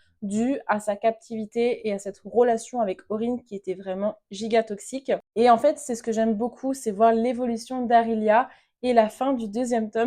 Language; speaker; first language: French; native; French